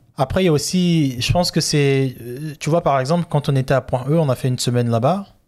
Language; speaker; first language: French; non-native, local second language; Lingala